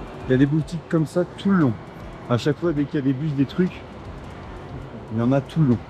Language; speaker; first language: French; native; French